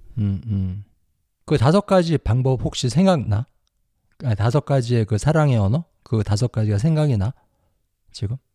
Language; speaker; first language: Korean; native; Korean